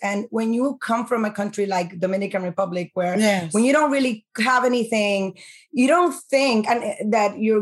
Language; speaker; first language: English; early bilingual, other home language; Spanish